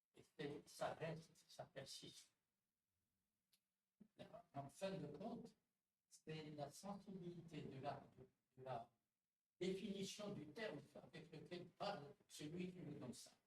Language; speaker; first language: French; non-native, local second language; Arabic